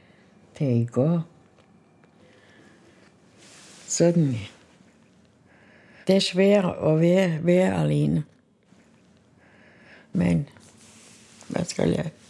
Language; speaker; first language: Danish; non-native, learner; Bosnian